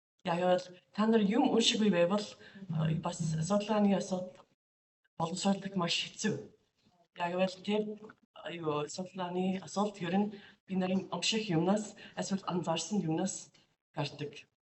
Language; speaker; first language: Mongolian; non-native, fluent; English